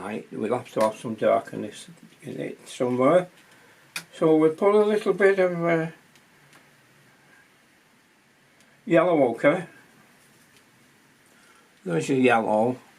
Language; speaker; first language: English; native; English